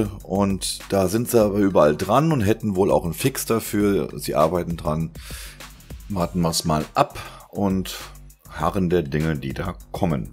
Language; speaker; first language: German; native; German